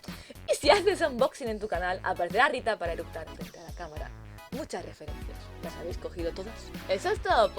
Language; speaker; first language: Spanish; native; Spanish